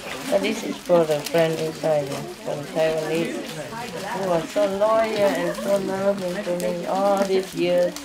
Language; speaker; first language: English; non-native, fluent; Vietnamese